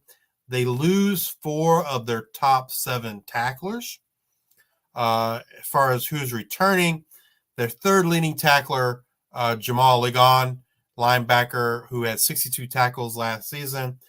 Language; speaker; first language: English; native; English